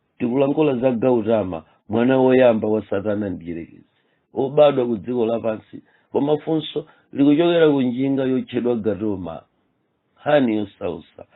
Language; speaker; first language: Nyanja; native; Nyanja